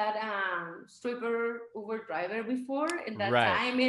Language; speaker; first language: English; non-native, fluent; Spanish